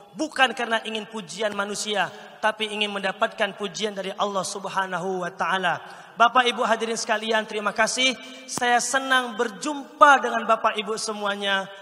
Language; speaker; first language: Indonesian; native; Indonesian